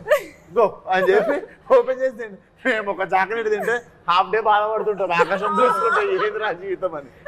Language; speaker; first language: Telugu; native; Telugu